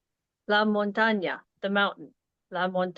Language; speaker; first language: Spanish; non-native, learner; English